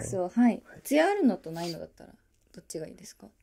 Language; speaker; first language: Japanese; native; Japanese